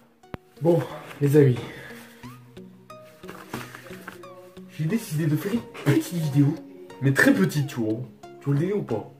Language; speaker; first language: French; native; French